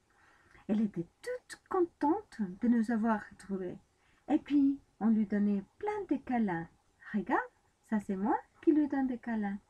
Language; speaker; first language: French; non-native, fluent; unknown